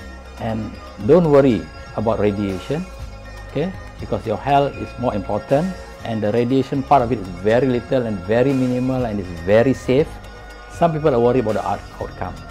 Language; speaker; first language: English; non-native, local second language; Malay